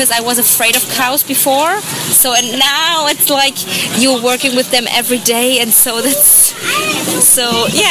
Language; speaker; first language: English; non-native, fluent; German